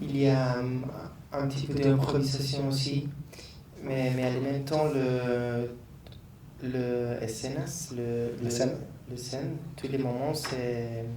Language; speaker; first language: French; non-native, learner; Spanish